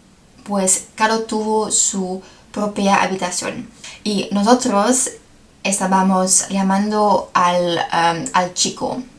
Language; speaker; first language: Spanish; non-native, learner; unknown